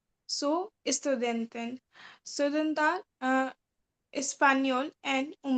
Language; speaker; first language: Spanish; non-native, learner; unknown